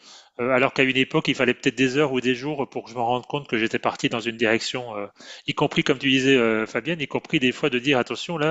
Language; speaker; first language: French; native; French